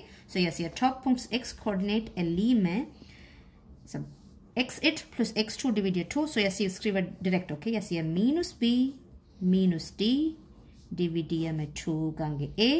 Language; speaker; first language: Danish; non-native, fluent; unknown